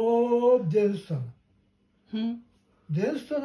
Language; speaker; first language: Bulgarian; non-native, local second language; Turkish